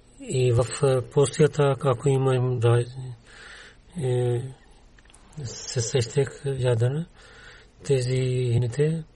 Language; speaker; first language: Bulgarian; non-native, learner; Urdu